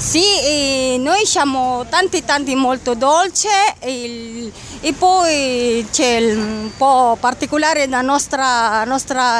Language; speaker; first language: Italian; non-native, learner; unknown